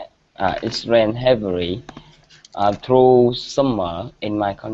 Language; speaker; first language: English; non-native, learner; Vietnamese